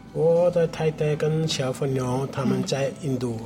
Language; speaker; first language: Chinese; non-native, learner; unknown